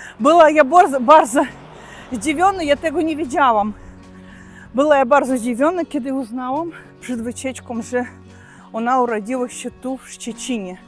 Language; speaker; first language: Polish; non-native, learner; Russian